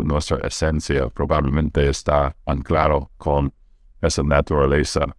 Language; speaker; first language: Spanish; non-native, fluent; English